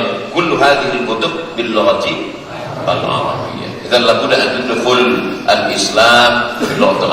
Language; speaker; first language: Arabic; non-native, fluent; Indonesian